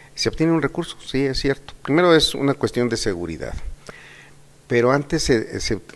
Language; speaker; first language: Spanish; native; Spanish